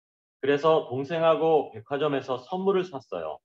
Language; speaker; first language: Korean; non-native, learner; Vietnamese